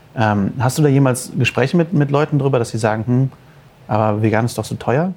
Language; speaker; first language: German; native; German